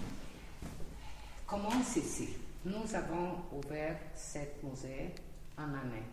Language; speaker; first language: French; non-native, learner; Slovenian